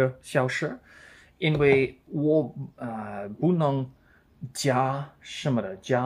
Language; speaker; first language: Chinese; non-native, learner; English